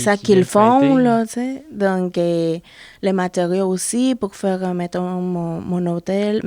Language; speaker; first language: French; non-native, fluent; Spanish